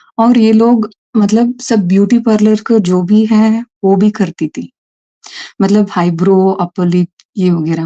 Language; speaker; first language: Hindi; non-native, local second language; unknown